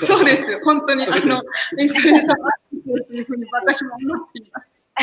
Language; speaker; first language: Japanese; native; Japanese